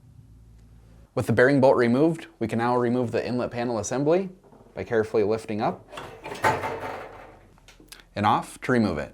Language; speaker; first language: English; native; English